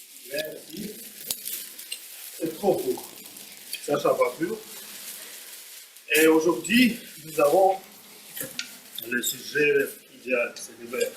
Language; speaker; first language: French; non-native, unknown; Russian